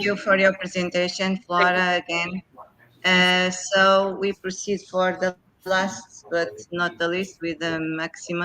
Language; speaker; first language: English; non-native, fluent; Portuguese